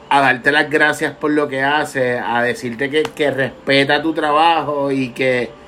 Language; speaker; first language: Spanish; native; Spanish